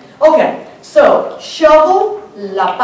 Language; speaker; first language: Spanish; non-native, fluent; English